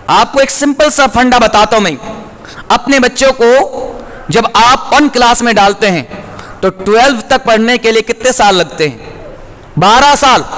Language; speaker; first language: Urdu; native; Urdu